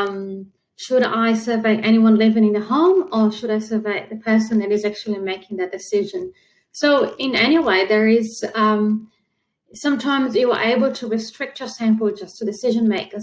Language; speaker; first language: English; non-native, fluent; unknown